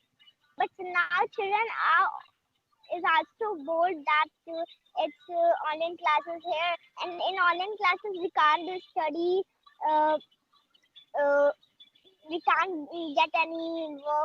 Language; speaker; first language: English; non-native, learner; Hindi